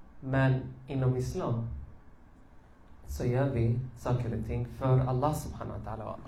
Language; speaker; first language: Swedish; early bilingual, other home language; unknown